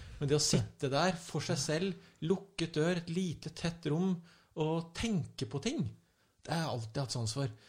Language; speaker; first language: Norwegian; native; Norwegian